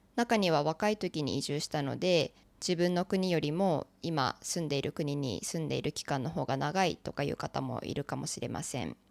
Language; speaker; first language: Japanese; native; Japanese